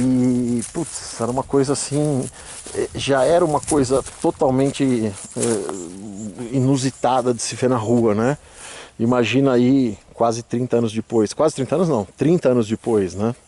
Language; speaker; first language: Portuguese; native; Portuguese